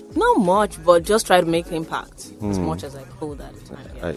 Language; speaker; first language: English; non-native, local second language; Yoruba